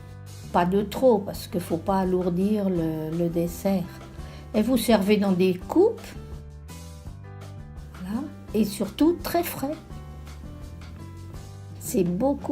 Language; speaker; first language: French; native; French